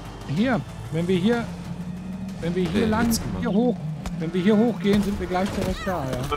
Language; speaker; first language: German; native; German